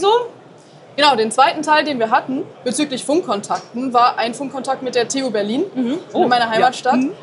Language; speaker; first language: German; native; German